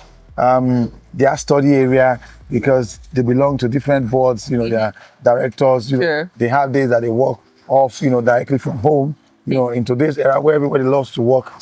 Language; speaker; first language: English; non-native, local second language; Igbo